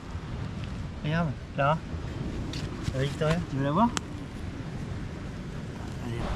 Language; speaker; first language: French; native; French